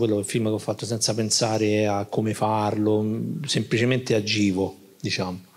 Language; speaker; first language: Italian; native; Italian